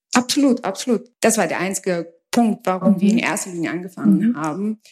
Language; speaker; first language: German; early bilingual, other home language; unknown